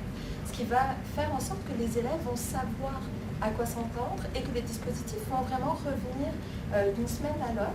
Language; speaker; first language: French; native; French